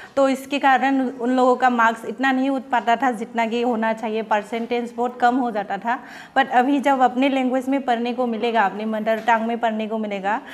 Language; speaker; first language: Hindi; non-native, local second language; Bodo